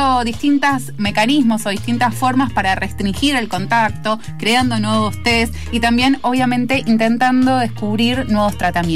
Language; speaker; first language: Spanish; native; Spanish